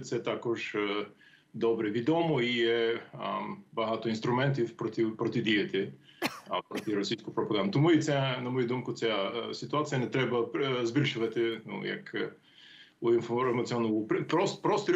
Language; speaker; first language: Ukrainian; non-native, fluent; English